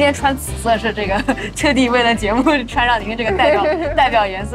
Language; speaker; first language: Chinese; native; Chinese